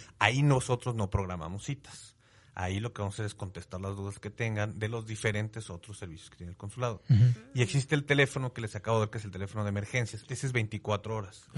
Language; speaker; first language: Spanish; native; Spanish